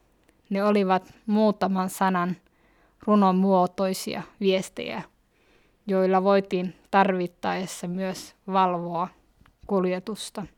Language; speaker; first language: Finnish; early bilingual, other home language; Somali